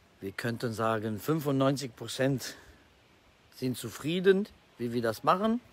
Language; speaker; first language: German; non-native, fluent; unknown